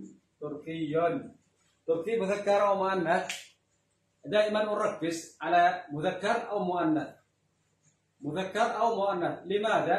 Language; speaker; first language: Arabic; non-native, fluent; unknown